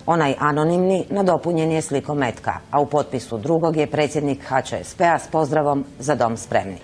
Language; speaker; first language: Croatian; native; Croatian